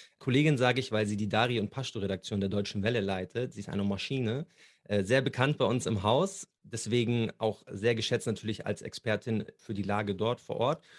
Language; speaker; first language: German; native; German